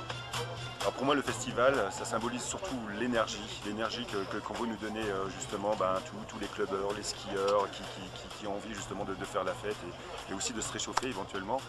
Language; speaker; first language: French; native; French